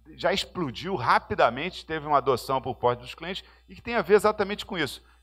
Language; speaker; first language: Portuguese; native; Portuguese